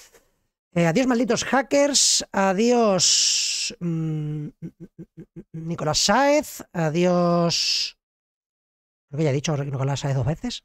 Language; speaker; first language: Spanish; native; Spanish